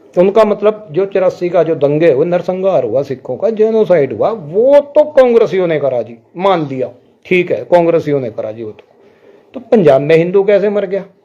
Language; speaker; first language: Hindi; non-native, local second language; Punjabi